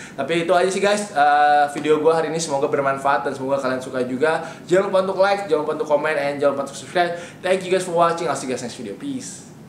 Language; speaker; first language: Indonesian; native; Indonesian